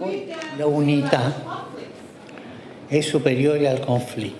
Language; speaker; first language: Italian; non-native, fluent; Spanish